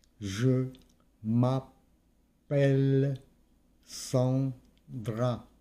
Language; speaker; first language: French; non-native, fluent; Vietnamese